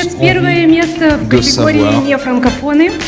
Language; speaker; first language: Russian; native; Russian